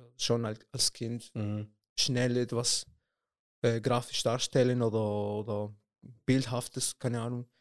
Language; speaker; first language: German; non-native, fluent; Spanish